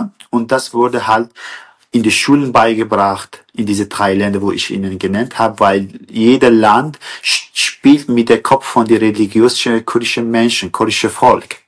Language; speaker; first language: German; non-native, fluent; Kurdish